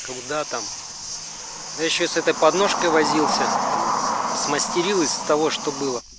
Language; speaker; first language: Russian; native; Russian